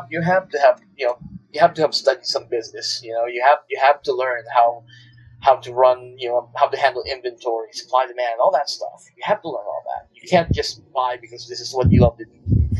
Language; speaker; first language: English; non-native, local second language; Filipino